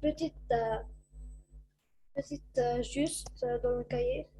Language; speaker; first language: French; non-native, local second language; Arabic